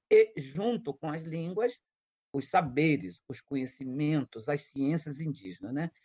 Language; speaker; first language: Portuguese; non-native, local second language; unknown